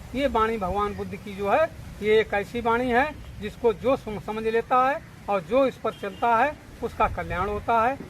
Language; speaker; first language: Hindi; native; Hindi